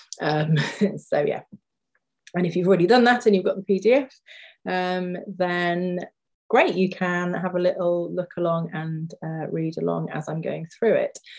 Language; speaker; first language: English; native; English